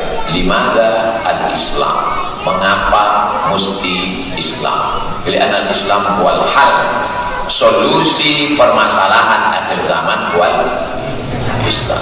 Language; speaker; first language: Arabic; non-native, fluent; Indonesian